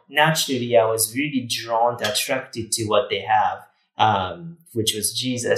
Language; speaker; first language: English; non-native, fluent; Japanese